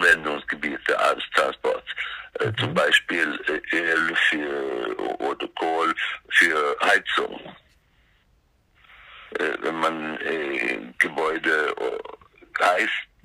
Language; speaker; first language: German; non-native, fluent; Swedish